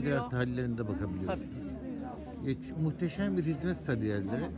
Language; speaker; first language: Turkish; native; Turkish